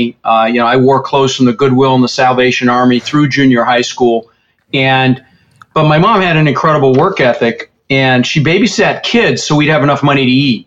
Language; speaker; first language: English; early bilingual, other home language; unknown